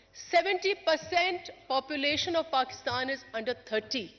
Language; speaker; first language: English; non-native, local second language; Urdu